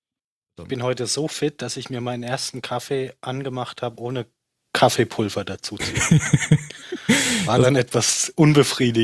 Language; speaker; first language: German; native; German